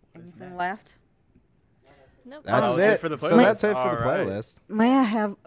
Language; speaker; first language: English; non-native, fluent; Russian